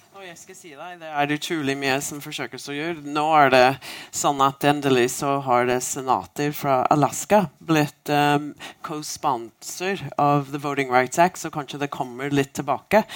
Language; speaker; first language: Norwegian; non-native, fluent; English